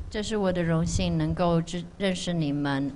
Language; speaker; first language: Chinese; early bilingual, heritage; Chinese